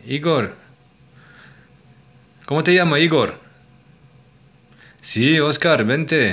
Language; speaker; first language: Spanish; non-native, learner; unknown